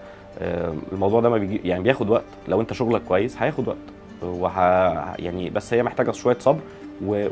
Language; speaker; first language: Arabic; native; Arabic